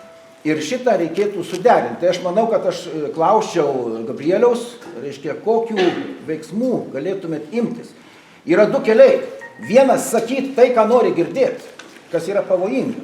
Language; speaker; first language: Lithuanian; native; Lithuanian